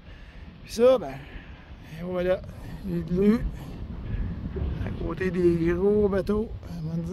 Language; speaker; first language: French; native; French